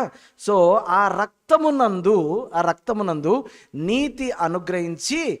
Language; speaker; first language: Telugu; native; Telugu